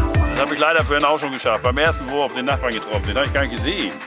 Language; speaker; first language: German; native; German